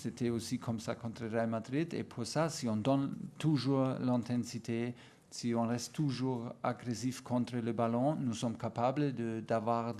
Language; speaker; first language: French; non-native, fluent; German